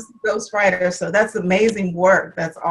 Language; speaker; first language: English; native; English